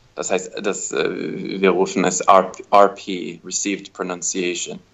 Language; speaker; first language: German; non-native, learner; English